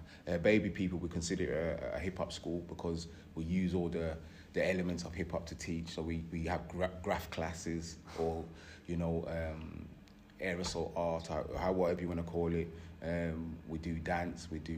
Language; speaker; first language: English; native; English